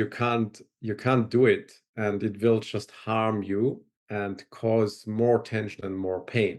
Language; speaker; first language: English; non-native, fluent; German